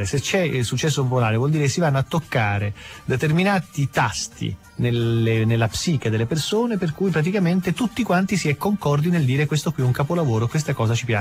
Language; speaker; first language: Italian; native; Italian